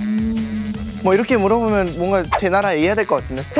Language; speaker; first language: Korean; non-native, fluent; Thai